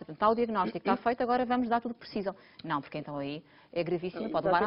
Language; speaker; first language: Portuguese; native; Portuguese